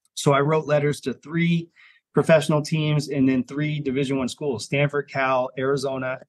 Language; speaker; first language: English; native; English